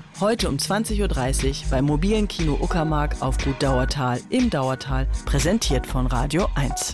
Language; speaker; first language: German; native; German